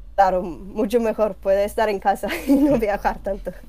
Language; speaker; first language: Spanish; non-native, learner; Swedish